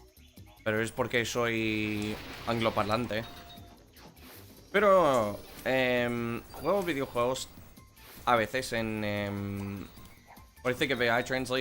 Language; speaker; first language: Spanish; non-native, fluent; English